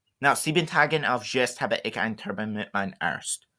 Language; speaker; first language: German; non-native, learner; English